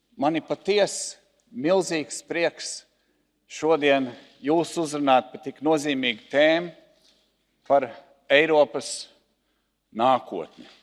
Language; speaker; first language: Latvian; early bilingual, heritage; Latvian